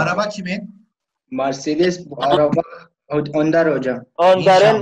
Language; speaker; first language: Turkish; non-native, learner; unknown